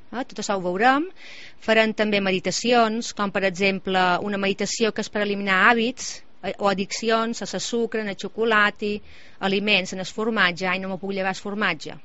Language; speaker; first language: Catalan; native; Catalan